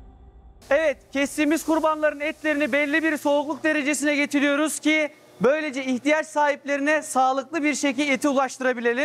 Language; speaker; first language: Turkish; native; Turkish